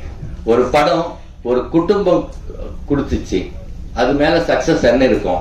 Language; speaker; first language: Tamil; non-native, learner; Telugu